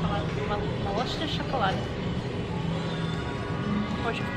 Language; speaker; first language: Russian; non-native, learner; English